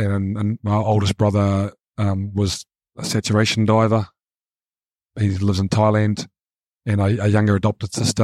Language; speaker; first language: English; native; English